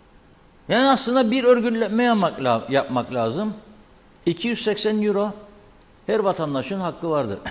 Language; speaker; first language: Turkish; native; Turkish